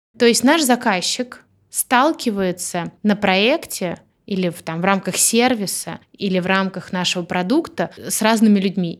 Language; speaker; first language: Russian; native; Russian